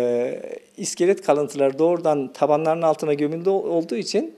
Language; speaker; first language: Turkish; native; Turkish